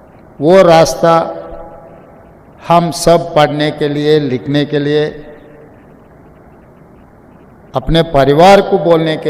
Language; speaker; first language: Hindi; non-native, local second language; Telugu